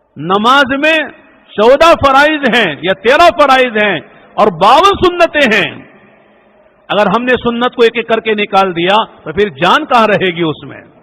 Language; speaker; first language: Urdu; native; Urdu